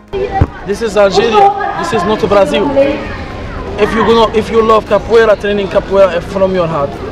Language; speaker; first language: English; non-native, learner; Arabic